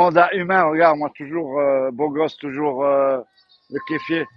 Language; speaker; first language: French; native; French